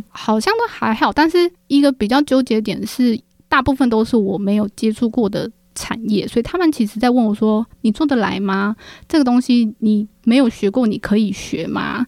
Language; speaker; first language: Chinese; native; Chinese